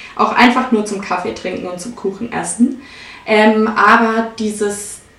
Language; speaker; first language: German; native; German